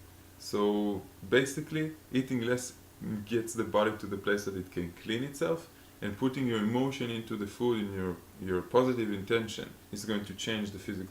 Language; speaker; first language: English; non-native, fluent; Hebrew